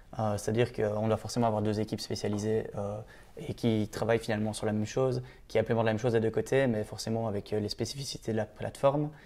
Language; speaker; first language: French; native; French